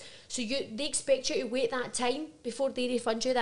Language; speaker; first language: English; native; English